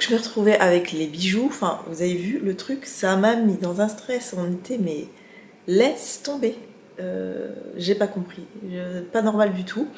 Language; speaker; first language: French; native; French